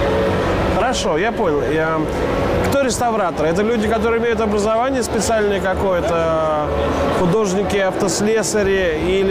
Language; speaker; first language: Russian; native; Russian